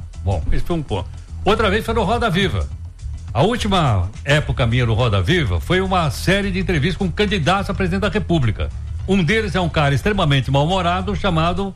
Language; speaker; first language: Portuguese; native; Portuguese